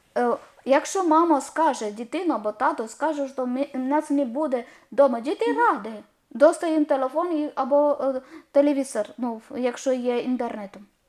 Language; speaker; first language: Ukrainian; non-native, learner; Malayalam